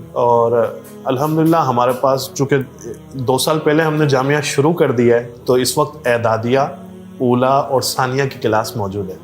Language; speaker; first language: Urdu; native; Urdu